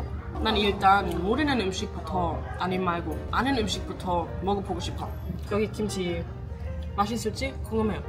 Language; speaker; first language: Korean; non-native, learner; German